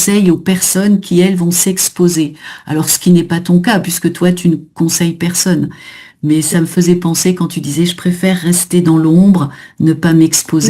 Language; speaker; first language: French; native; French